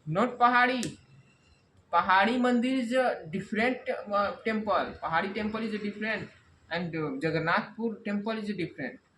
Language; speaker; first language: English; non-native, learner; Hindi